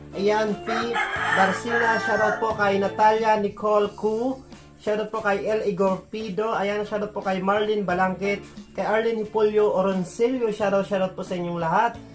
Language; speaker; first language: Filipino; non-native, local second language; Waray